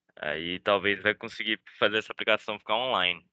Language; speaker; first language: Portuguese; native; Portuguese